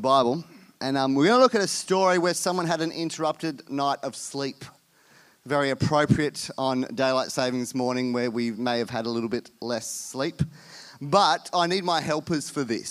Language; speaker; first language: English; native; English